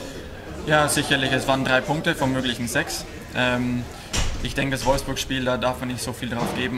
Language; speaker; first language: German; native; German